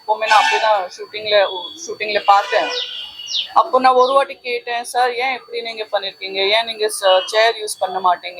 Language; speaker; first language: Tamil; non-native, fluent; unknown